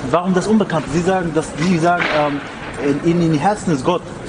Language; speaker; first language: German; non-native, fluent; English